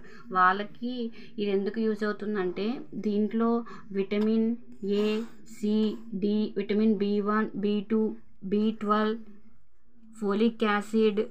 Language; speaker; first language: Telugu; native; Telugu